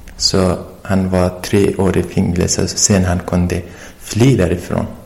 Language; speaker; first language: Swedish; non-native, learner; Persian